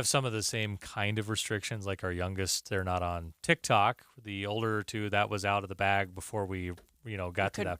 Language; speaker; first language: English; native; English